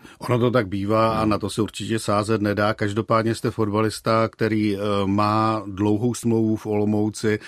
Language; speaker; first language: Czech; native; Czech